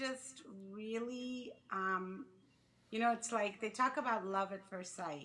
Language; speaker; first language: English; early bilingual, other home language; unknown